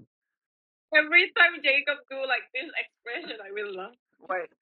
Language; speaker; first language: English; non-native, fluent; Indonesian